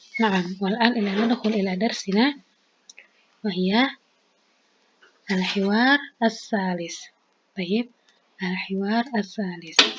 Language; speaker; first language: Arabic; non-native, fluent; Indonesian